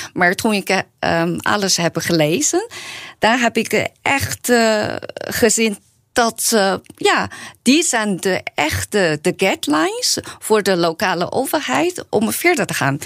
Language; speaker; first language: Dutch; non-native, learner; Chinese